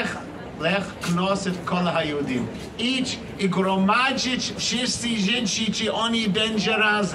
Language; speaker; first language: Polish; non-native, learner; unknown